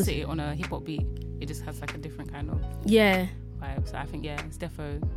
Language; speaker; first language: English; early bilingual, other home language; Yoruba